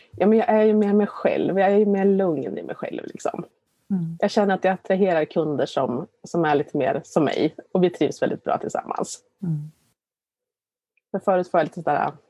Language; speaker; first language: Swedish; native; Swedish